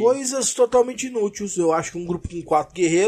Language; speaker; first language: Portuguese; native; Portuguese